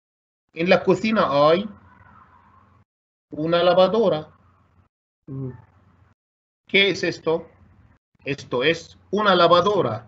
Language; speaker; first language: Spanish; non-native, fluent; Arabic